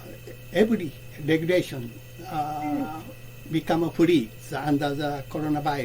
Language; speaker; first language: English; non-native, learner; Japanese